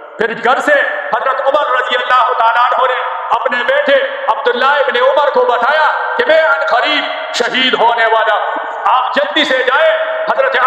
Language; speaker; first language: Urdu; non-native, local second language; Pashto